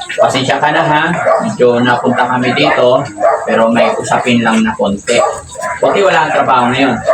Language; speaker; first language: Filipino; native; Filipino